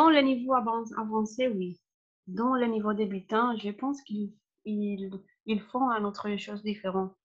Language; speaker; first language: French; non-native, fluent; Spanish